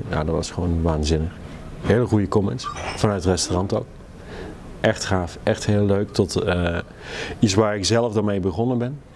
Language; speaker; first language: Dutch; native; Dutch